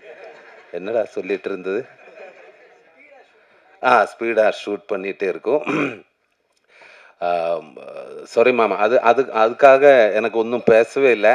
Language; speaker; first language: Tamil; non-native, learner; Malayalam